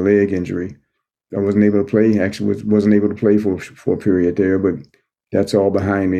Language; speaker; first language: English; native; English